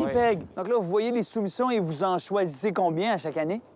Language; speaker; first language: French; native; French